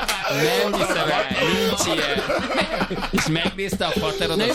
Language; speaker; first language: Hungarian; native; Hungarian